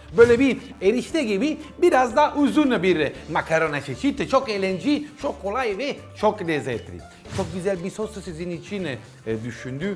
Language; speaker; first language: Turkish; non-native, learner; Italian